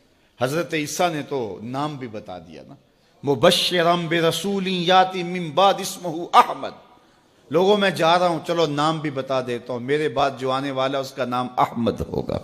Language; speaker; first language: Urdu; native; Urdu